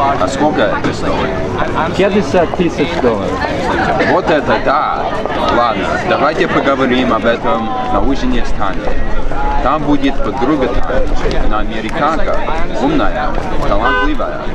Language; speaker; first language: Russian; non-native, learner; English